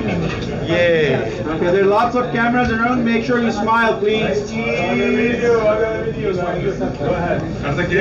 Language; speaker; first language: English; non-native, local second language; Urdu